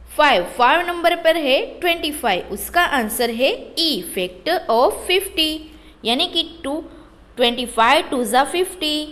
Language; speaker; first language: Hindi; non-native, local second language; Gujarati